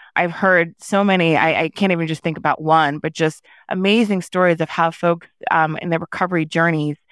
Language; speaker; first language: English; early bilingual, other home language; Haitian Creole